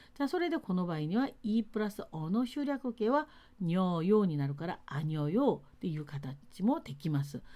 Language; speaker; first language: Japanese; non-native, fluent; Korean